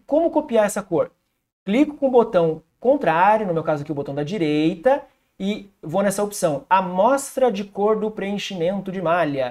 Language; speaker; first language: Portuguese; native; Portuguese